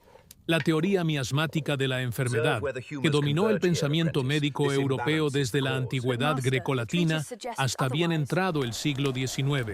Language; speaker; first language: Spanish; native; Spanish